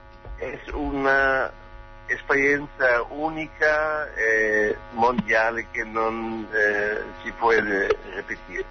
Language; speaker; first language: Spanish; non-native, learner; German